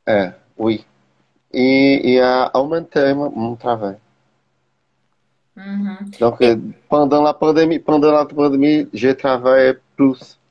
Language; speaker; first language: French; non-native, learner; Portuguese